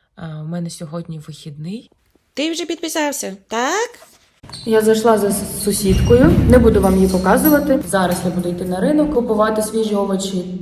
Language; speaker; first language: Ukrainian; non-native, local second language; Russian